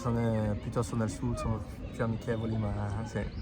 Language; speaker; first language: Italian; non-native, fluent; Spanish